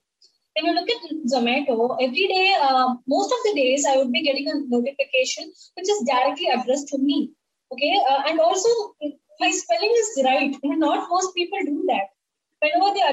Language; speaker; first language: English; non-native, local second language; Tamil